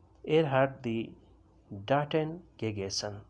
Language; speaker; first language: German; non-native, learner; Urdu